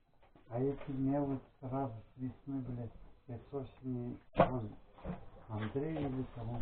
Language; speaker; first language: Russian; native; Russian